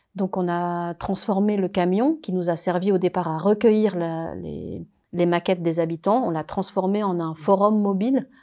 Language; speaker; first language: French; native; French